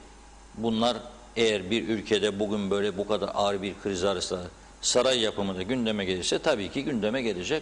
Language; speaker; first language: Turkish; native; Turkish